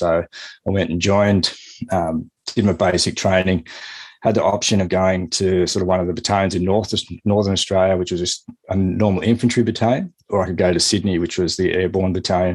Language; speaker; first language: English; native; English